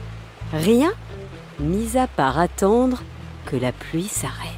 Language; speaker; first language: French; native; French